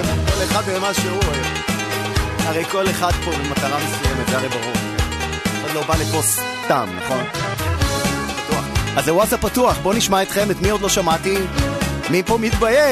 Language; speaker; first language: Hebrew; native; Hebrew